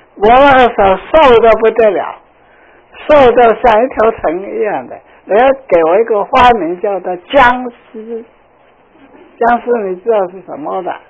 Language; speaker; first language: Chinese; non-native, local second language; Cantonese